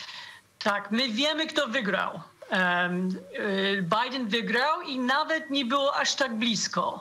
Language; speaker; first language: Polish; non-native, fluent; English